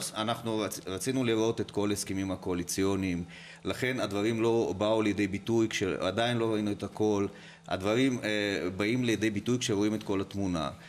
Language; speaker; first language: Hebrew; non-native, fluent; Russian